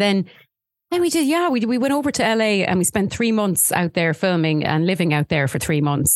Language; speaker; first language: English; native; English